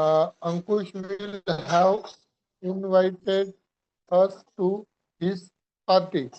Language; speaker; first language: English; non-native, learner; Hindi